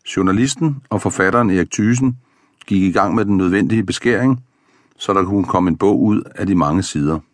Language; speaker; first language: Danish; native; Danish